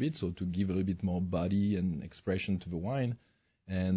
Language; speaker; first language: English; non-native, fluent; French